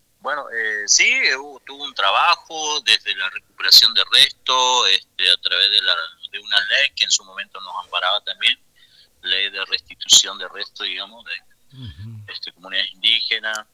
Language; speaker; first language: Spanish; non-native, local second language; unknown